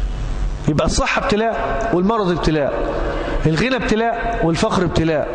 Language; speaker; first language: Arabic; native; Arabic